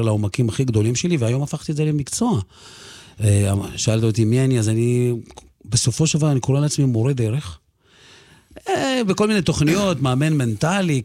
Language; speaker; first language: Hebrew; early bilingual, other home language; Russian